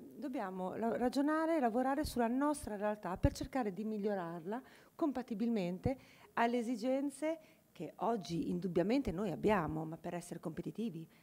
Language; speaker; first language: Italian; native; Italian